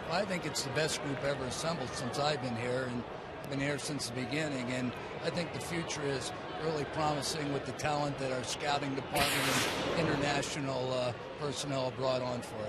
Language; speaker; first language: English; native; English